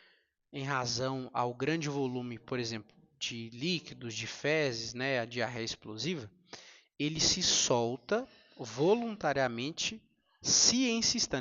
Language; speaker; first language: Portuguese; native; Portuguese